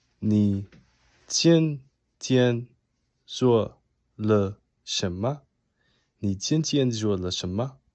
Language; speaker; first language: Chinese; non-native, learner; English